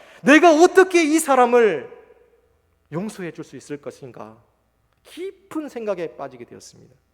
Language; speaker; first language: Korean; native; Korean